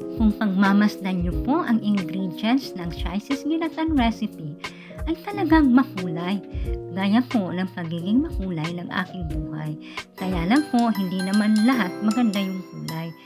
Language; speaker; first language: Filipino; non-native, local second language; Bikol